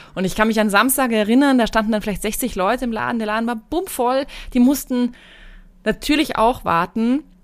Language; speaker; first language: German; native; German